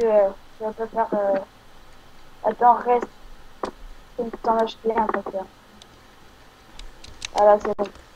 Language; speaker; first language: French; native; French